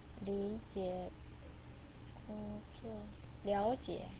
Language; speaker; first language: Chinese; non-native, learner; Korean